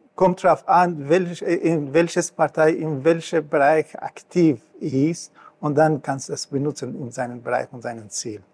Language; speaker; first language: German; non-native, learner; Persian